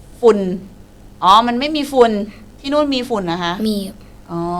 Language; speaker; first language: Thai; native; Thai